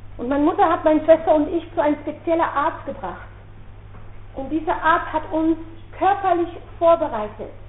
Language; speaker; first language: German; non-native, fluent; Dutch